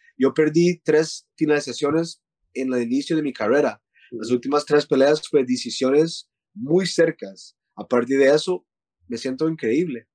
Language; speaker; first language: Spanish; early bilingual, heritage; Spanish